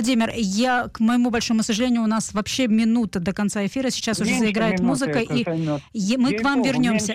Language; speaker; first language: Russian; native; Russian